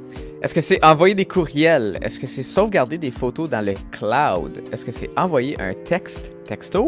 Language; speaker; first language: French; native; French